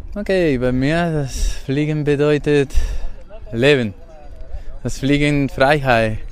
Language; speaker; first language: German; non-native, learner; Spanish